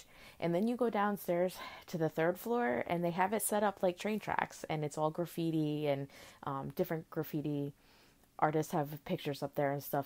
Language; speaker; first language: English; native; English